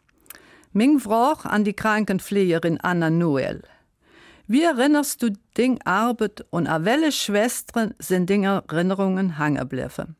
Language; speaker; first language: German; native; German